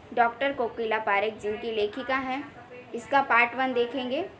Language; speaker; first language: Hindi; non-native, local second language; Gujarati